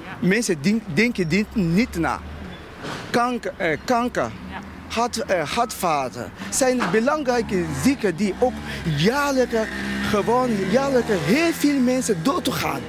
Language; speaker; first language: Dutch; non-native, fluent; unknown